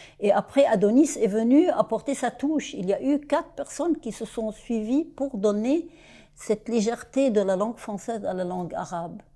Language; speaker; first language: French; non-native, local second language; Arabic